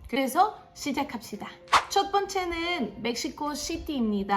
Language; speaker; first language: Korean; non-native, fluent; Spanish